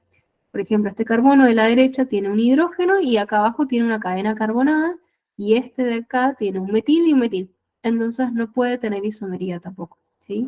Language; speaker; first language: Spanish; native; Spanish